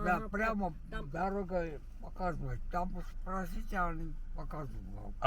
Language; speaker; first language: Russian; non-native, learner; Armenian